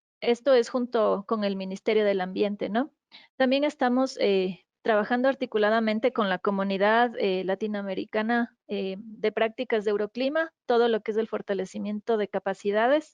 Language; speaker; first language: Spanish; native; Spanish